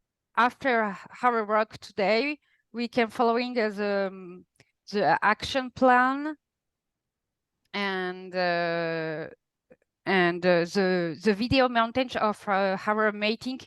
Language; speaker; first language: English; non-native, fluent; Italian